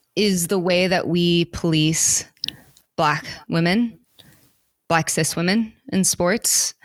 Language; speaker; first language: English; native; English